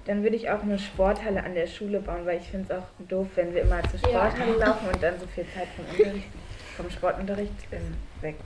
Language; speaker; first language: German; native; German